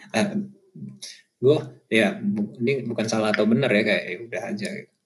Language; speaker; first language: Indonesian; native; Indonesian